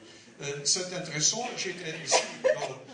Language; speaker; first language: French; non-native, learner; Dutch